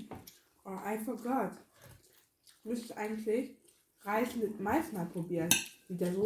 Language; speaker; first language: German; early bilingual, other home language; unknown